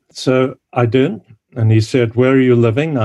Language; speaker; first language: English; native; English